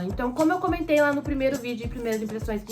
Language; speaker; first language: Portuguese; native; Portuguese